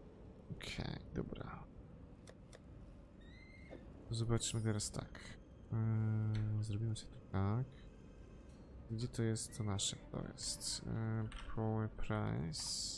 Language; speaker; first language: Polish; native; Polish